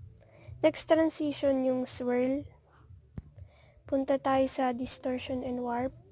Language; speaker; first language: Filipino; native; Filipino